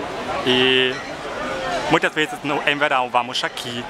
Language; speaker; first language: Portuguese; non-native, fluent; German